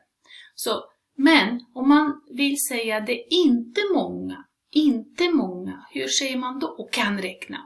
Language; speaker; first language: Swedish; non-native, fluent; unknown